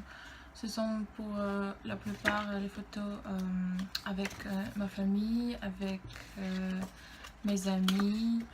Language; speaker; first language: French; non-native, fluent; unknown